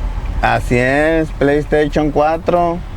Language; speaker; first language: Spanish; native; Spanish